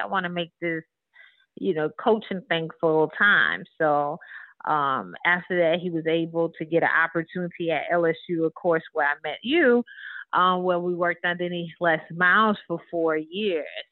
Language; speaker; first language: English; native; English